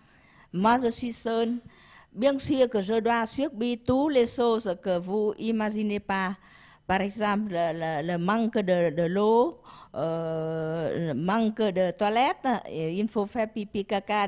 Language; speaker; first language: French; non-native, learner; Vietnamese